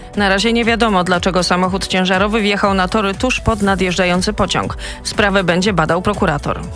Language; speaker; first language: Polish; native; Polish